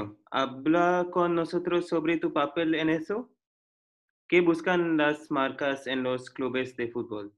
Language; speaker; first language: Spanish; non-native, learner; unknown